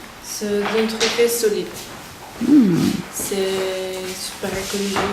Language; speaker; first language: French; non-native, learner; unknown